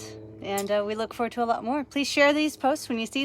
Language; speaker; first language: English; native; English